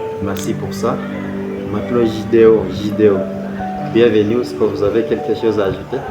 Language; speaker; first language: French; non-native, fluent; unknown